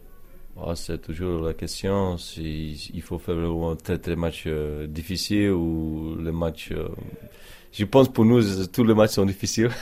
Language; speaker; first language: French; non-native, learner; Czech